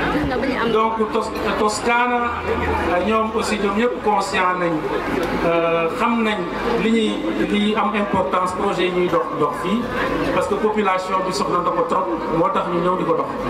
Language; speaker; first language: Italian; non-native, learner; Wolof